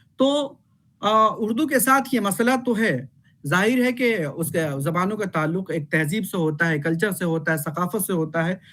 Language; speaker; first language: Urdu; native; Urdu